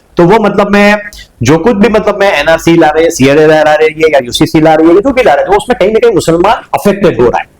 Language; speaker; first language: Hindi; non-native, local second language; Gujarati